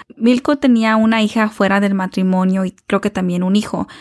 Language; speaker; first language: Spanish; early bilingual, heritage; Spanish